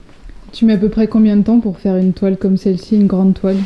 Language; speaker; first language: French; native; French